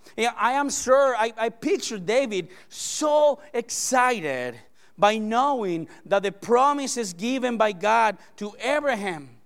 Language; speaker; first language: English; non-native, fluent; Spanish